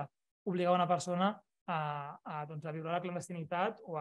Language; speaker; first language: Catalan; native; Catalan